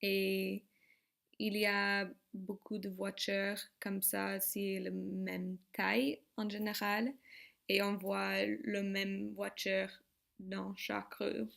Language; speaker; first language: French; non-native, learner; English